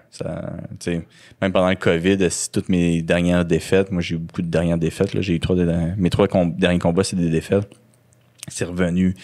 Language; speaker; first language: French; native; French